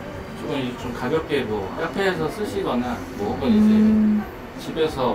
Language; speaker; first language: Korean; native; Korean